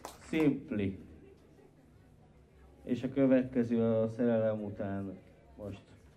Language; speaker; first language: Hungarian; native; Hungarian